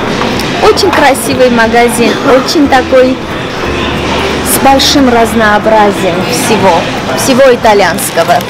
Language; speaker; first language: Russian; non-native, local second language; Armenian